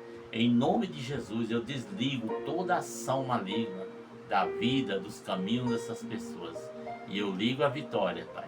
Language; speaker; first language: Portuguese; native; Portuguese